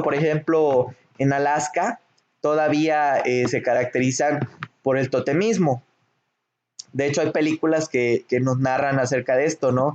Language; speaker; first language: Spanish; native; Spanish